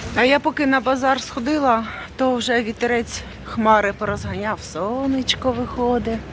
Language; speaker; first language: Ukrainian; native; Ukrainian